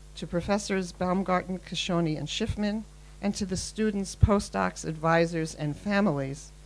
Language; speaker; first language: English; native; English